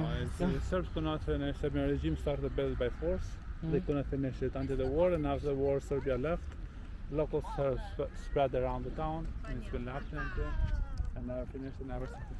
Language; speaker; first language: English; non-native, local second language; Albanian